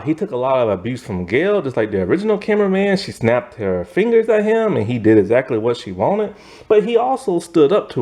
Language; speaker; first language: English; native; English